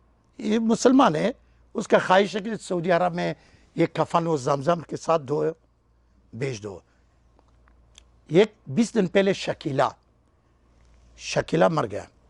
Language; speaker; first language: Hindi; non-native, learner; Persian